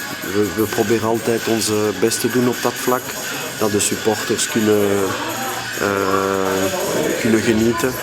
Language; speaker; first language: Dutch; non-native, local second language; French